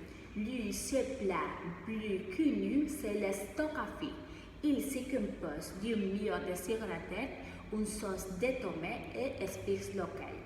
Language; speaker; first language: French; non-native, learner; Spanish